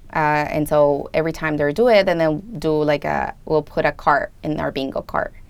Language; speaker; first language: English; non-native, fluent; Spanish